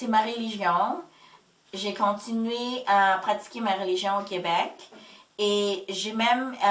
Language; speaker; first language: French; early bilingual, other home language; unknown